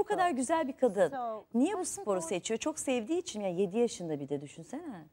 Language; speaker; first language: Turkish; native; Turkish